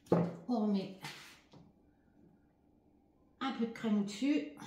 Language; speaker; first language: French; native; French